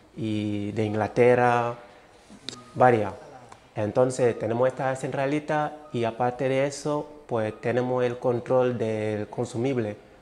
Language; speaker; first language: Spanish; non-native, fluent; Wolof